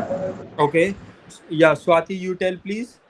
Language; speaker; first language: English; non-native, local second language; Hindi